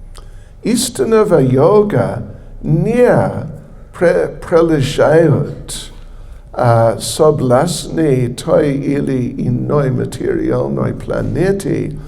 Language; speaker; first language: Russian; non-native, learner; English